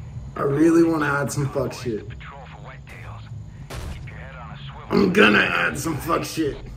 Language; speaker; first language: English; native; English